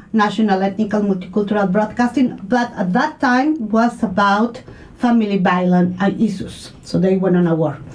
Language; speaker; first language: English; non-native, learner; Spanish